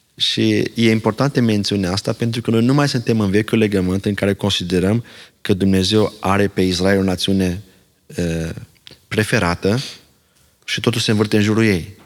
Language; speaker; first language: Romanian; non-native, local second language; Slovak